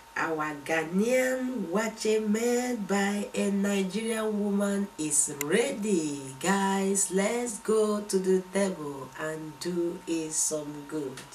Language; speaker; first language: English; non-native, local second language; Igbo